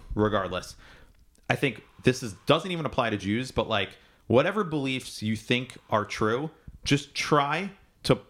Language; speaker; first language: English; native; English